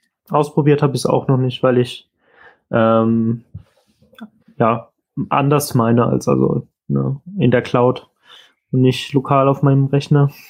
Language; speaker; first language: German; native; German